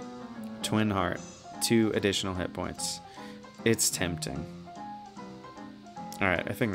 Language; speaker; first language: English; native; English